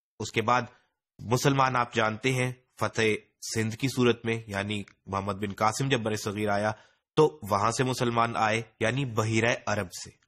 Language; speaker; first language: Urdu; native; Urdu